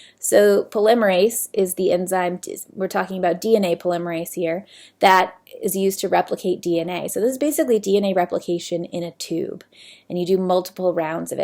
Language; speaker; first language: English; native; English